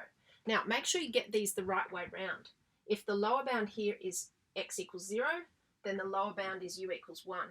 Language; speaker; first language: English; native; English